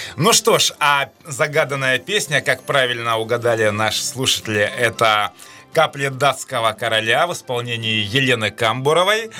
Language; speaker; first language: Russian; native; Russian